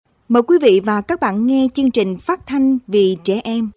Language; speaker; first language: Vietnamese; native; Vietnamese